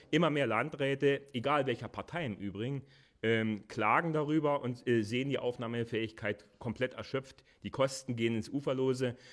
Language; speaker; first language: German; native; German